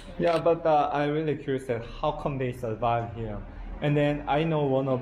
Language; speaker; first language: English; non-native, learner; Korean